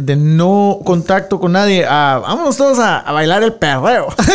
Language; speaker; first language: Spanish; early bilingual, heritage; Spanish